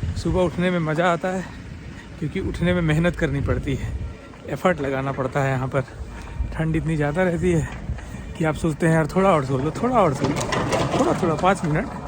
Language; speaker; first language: Hindi; native; Hindi